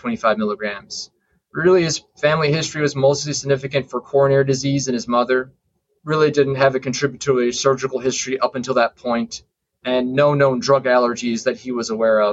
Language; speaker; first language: English; native; English